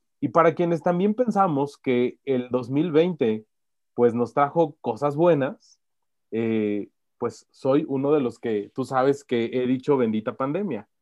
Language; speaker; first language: Spanish; native; Spanish